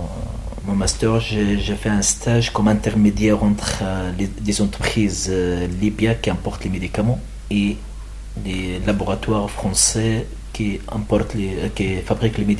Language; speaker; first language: French; non-native, learner; Arabic